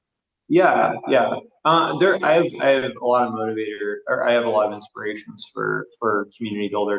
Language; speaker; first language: English; native; English